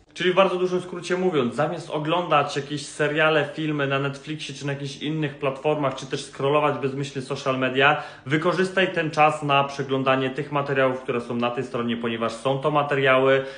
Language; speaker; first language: Polish; native; Polish